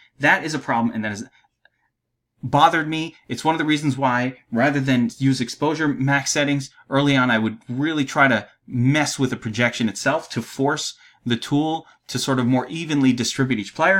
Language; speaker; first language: English; native; English